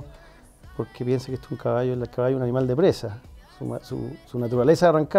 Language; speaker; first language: Spanish; native; Spanish